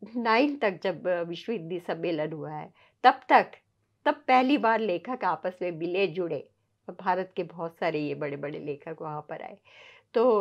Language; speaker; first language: Hindi; native; Hindi